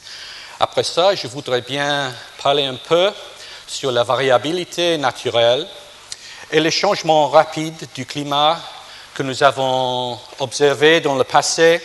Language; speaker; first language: French; non-native, fluent; English